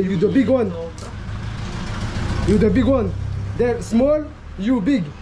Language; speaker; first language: English; non-native, learner; French